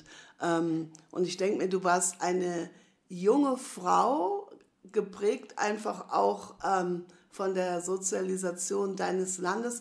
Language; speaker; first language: German; native; German